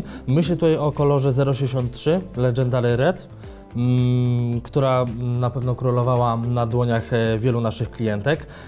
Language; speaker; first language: Polish; native; Polish